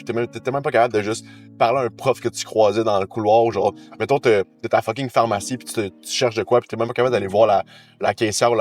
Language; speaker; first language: French; native; French